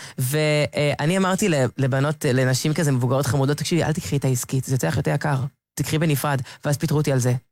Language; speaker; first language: Hebrew; native; Hebrew